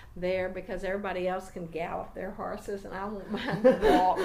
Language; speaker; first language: English; native; English